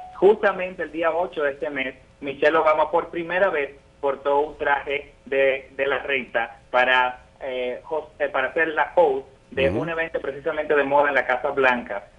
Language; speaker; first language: Spanish; native; Spanish